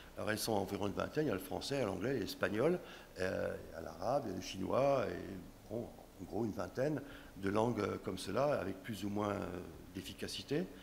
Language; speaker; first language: French; non-native, local second language; Swiss German